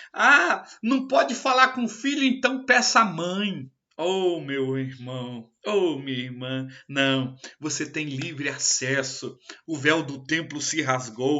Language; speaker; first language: Portuguese; native; Portuguese